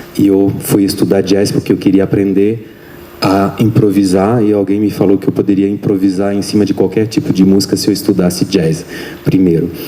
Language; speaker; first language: Portuguese; non-native, fluent; French